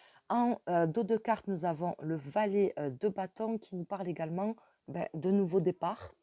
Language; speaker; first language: French; native; French